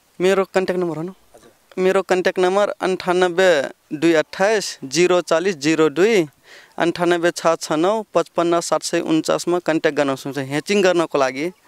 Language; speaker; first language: Nepali; non-native, local second language; Rana Tharu